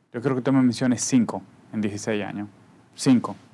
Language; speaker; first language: Spanish; native; Spanish